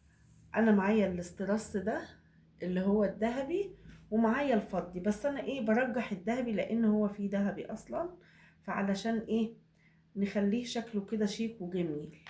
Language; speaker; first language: Arabic; native; Arabic